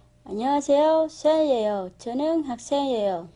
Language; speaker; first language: Korean; non-native, learner; Vietnamese